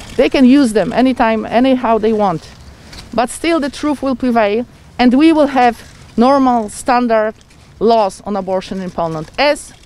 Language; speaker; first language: English; non-native, fluent; Polish